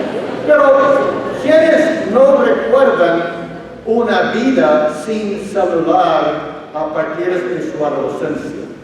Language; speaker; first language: Spanish; non-native, fluent; English